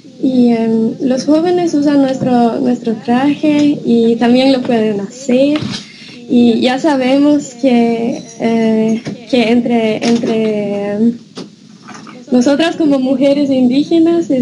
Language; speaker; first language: Spanish; non-native, fluent; Norwegian